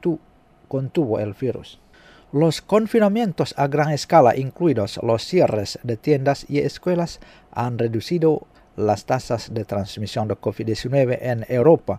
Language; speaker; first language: Spanish; non-native, fluent; Indonesian